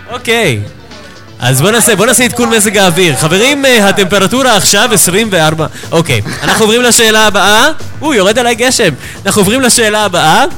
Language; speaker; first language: Hebrew; native; Hebrew